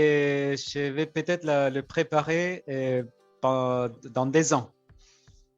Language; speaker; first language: French; non-native, fluent; Spanish